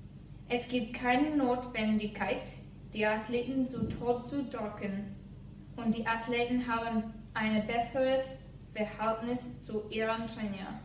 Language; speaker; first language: German; non-native, learner; English